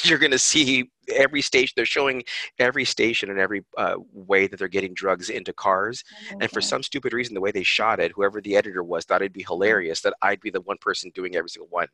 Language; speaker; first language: English; native; English